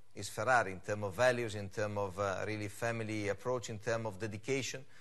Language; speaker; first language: English; non-native, fluent; Italian